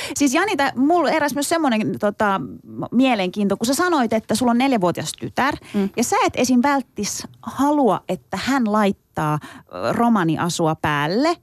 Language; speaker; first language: Finnish; early bilingual, other home language; Turkish